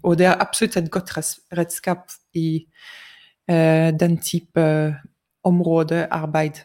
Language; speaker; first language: Norwegian; non-native, fluent; French